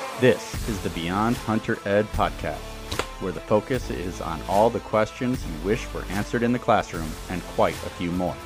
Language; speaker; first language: English; native; English